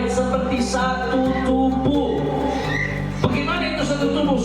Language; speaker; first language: Indonesian; native; Indonesian